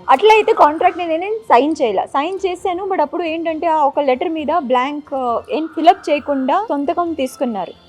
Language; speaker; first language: Telugu; non-native, fluent; Marathi